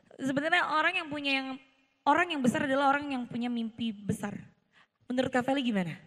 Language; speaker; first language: Indonesian; native; Indonesian